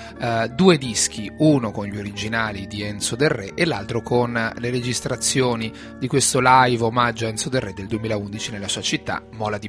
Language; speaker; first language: Italian; native; Italian